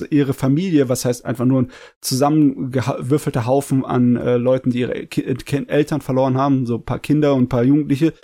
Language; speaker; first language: German; native; German